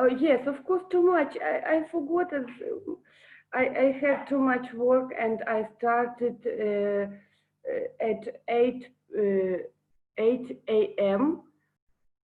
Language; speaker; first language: English; non-native, learner; Russian